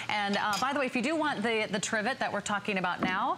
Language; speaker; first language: English; native; English